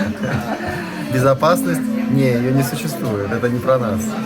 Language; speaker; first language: Russian; native; Russian